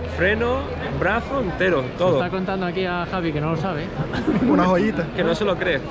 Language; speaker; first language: Spanish; native; Spanish